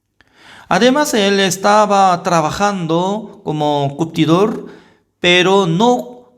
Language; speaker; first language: Spanish; non-native, fluent; Korean